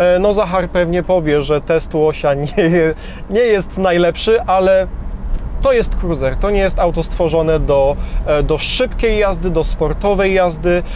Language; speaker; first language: Polish; early bilingual, heritage; Polish